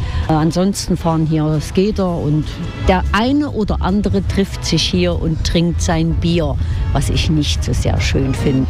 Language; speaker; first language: German; native; German